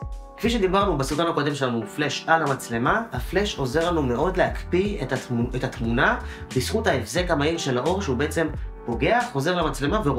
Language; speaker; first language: Hebrew; native; Hebrew